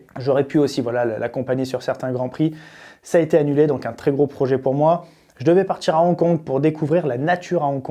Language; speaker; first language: French; native; French